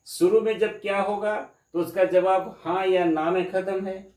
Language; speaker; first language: Hindi; non-native, local second language; Bangla